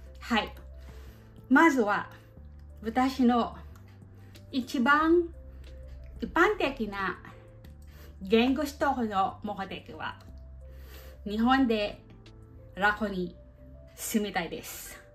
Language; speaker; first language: Japanese; non-native, learner; Filipino